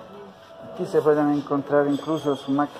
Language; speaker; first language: Spanish; non-native, fluent; Italian